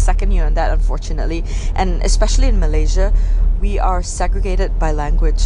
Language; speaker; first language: English; non-native, local second language; Min Nan Chinese